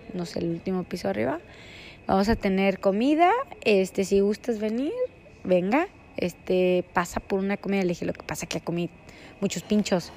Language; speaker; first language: Spanish; native; Spanish